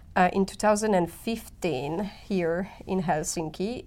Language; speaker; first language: English; non-native, fluent; Polish